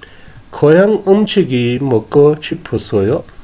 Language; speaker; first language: Korean; non-native, fluent; Urdu